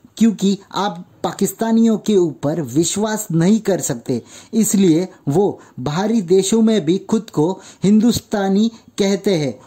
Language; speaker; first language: Hindi; native; Hindi